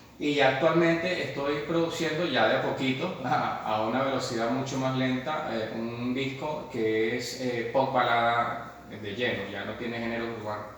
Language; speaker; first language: Spanish; native; Spanish